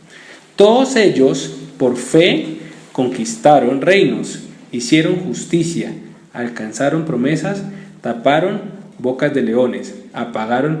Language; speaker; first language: Spanish; native; Spanish